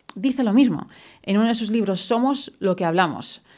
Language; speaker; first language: Spanish; native; Spanish